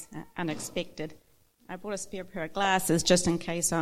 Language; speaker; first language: English; native; English